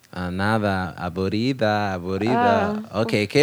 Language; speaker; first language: Spanish; non-native, learner; English